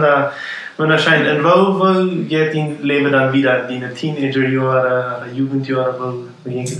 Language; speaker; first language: German; non-native, learner; Plautdietsch